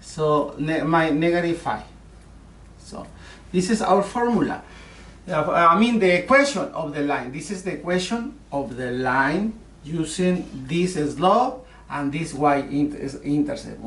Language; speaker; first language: English; non-native, learner; Spanish